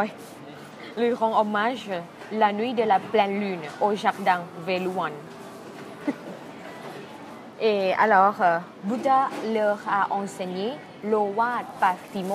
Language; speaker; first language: French; non-native, fluent; Thai